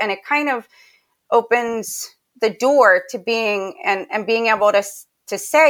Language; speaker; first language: English; native; English